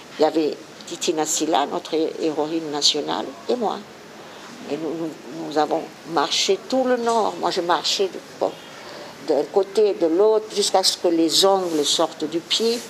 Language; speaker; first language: French; non-native, fluent; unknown